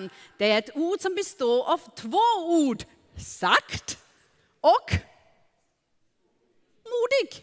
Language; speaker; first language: Swedish; non-native, fluent; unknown